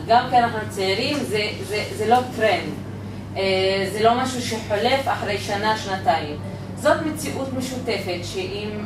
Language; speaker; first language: Hebrew; non-native, local second language; Arabic